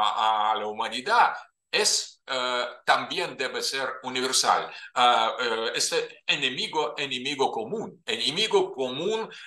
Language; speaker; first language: Spanish; non-native, fluent; Russian